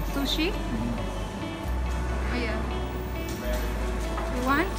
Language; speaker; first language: English; non-native, learner; Filipino